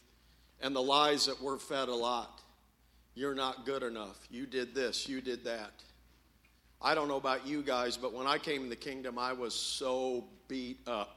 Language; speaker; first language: English; native; English